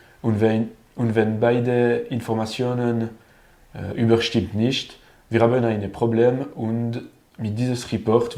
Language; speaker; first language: German; non-native, learner; French